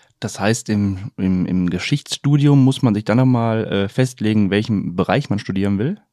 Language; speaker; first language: German; native; German